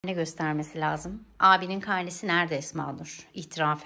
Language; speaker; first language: Turkish; native; Turkish